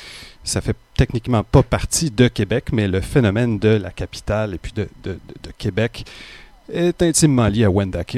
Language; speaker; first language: French; native; French